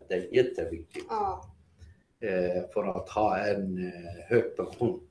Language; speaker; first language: Swedish; non-native, fluent; Greek